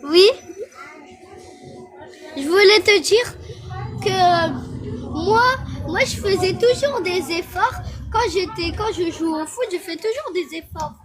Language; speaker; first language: French; early bilingual, other home language; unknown